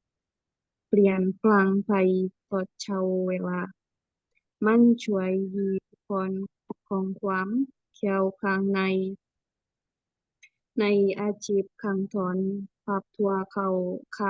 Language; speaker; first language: Thai; non-native, learner; Indonesian